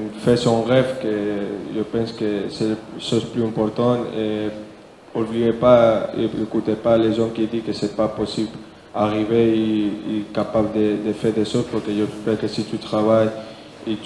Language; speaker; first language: French; non-native, learner; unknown